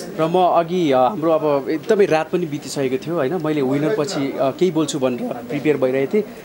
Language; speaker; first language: Nepali; native; Nepali